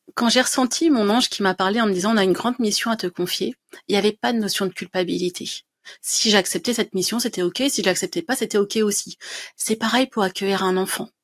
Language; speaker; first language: French; native; French